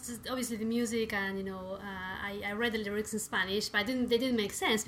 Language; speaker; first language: English; non-native, fluent; Spanish